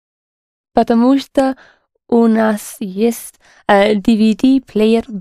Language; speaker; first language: Russian; non-native, learner; English